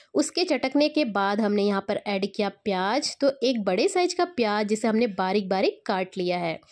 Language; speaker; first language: Hindi; native; Hindi